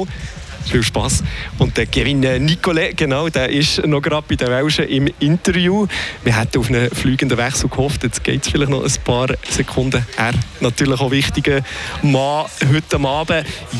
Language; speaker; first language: German; native; German